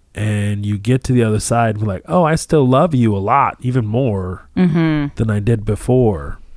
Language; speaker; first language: English; early bilingual, other home language; Arabic